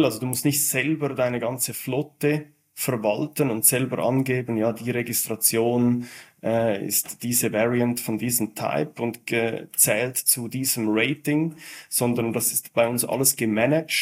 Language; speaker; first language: German; native; German